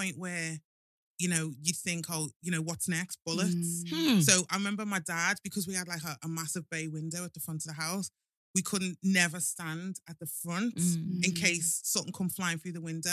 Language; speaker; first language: English; native; English